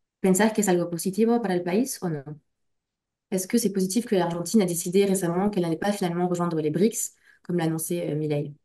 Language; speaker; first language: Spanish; non-native, fluent; French